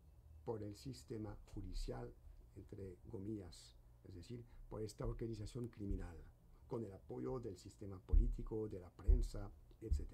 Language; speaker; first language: Spanish; non-native, fluent; French